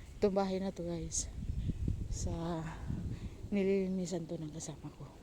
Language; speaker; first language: Filipino; non-native, local second language; Cebuano